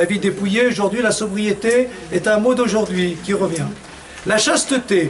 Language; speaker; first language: French; native; French